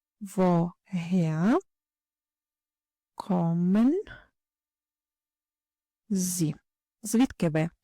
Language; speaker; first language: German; non-native, fluent; Ukrainian